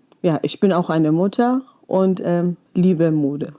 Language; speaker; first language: German; early bilingual, other home language; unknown